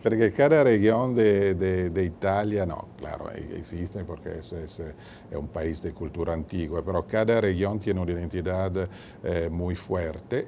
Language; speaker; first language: Spanish; non-native, fluent; Italian